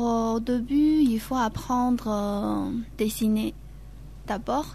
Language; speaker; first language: French; non-native, learner; Chinese